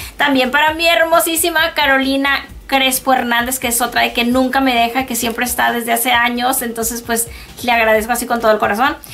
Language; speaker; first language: Spanish; native; Spanish